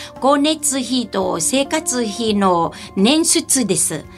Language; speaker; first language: Japanese; non-native, fluent; Vietnamese